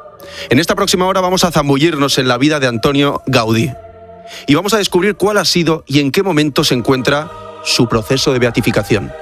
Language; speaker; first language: Spanish; native; Spanish